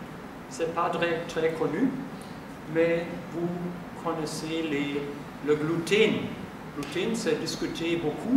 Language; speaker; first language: French; non-native, fluent; German